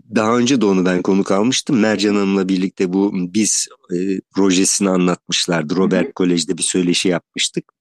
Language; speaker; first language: Turkish; native; Turkish